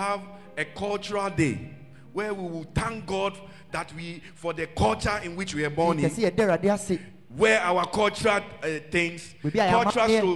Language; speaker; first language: English; non-native, local second language; Akan